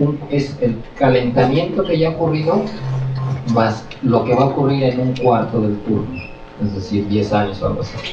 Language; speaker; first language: Spanish; native; Spanish